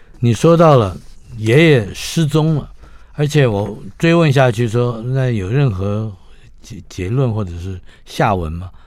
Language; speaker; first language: Chinese; native; Chinese